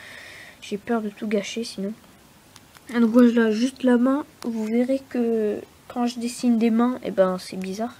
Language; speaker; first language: French; native; French